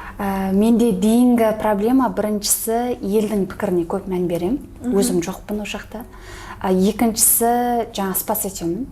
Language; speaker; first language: Kazakh; early bilingual, heritage; Kazakh